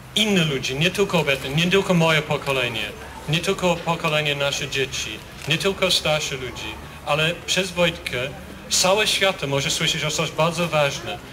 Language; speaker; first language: Polish; non-native, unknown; English